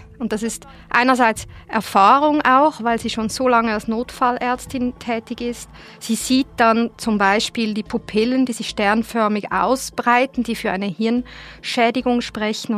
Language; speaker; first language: German; native; German